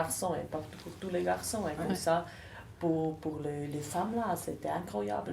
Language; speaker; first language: French; non-native, local second language; German